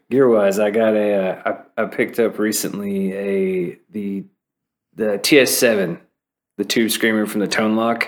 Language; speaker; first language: English; native; English